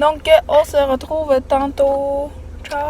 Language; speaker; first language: French; native; French